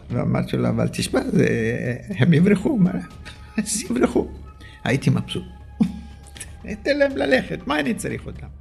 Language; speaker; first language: Hebrew; early bilingual, other home language; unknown